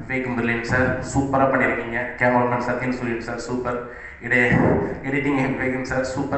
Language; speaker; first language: Tamil; native; Tamil